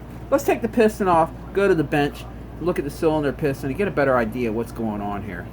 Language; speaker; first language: English; native; English